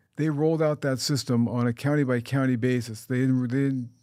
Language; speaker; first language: English; native; English